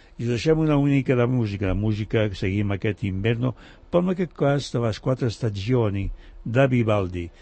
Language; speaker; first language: Catalan; native; Catalan